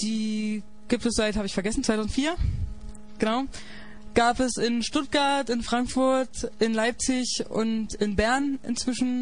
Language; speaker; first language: German; native; German